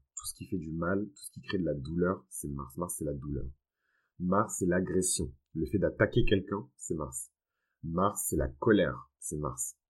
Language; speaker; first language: French; early bilingual, other home language; Fon